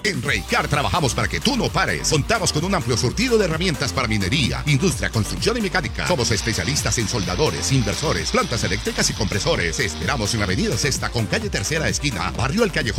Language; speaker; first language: Spanish; native; Spanish